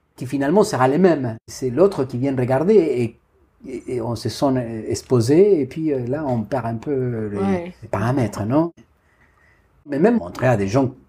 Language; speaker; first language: French; non-native, fluent; Spanish